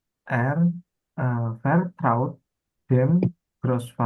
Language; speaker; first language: German; non-native, learner; Indonesian